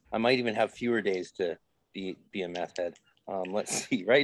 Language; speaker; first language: English; native; English